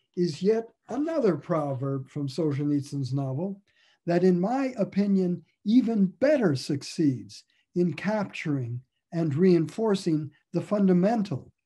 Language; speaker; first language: English; native; English